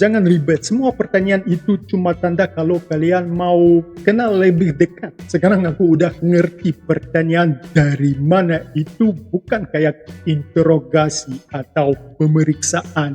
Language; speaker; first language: Indonesian; non-native, fluent; Russian